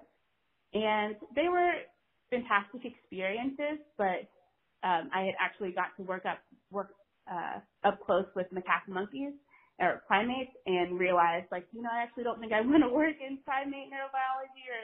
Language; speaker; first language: English; native; English